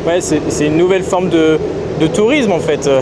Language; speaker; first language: French; native; French